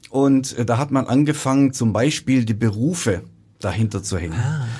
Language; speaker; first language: German; native; German